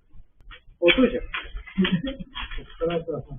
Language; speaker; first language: Japanese; native; Japanese